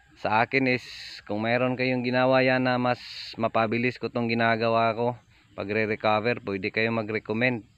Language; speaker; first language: Filipino; non-native, local second language; Cebuano